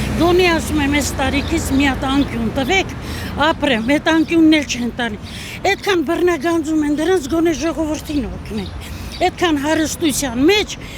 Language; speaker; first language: Armenian; native; Armenian